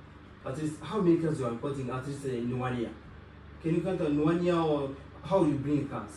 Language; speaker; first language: English; non-native, local second language; Kinyarwanda